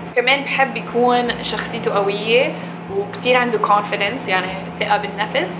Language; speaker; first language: Arabic; early bilingual, heritage; English